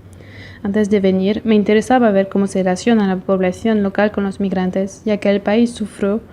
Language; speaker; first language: Spanish; non-native, fluent; Portuguese